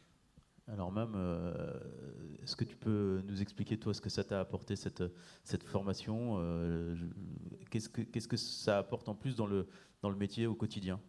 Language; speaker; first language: French; native; French